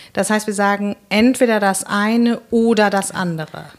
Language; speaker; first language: German; native; German